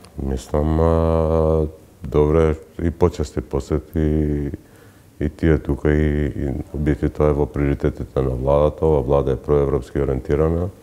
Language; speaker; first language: Macedonian; non-native, local second language; Albanian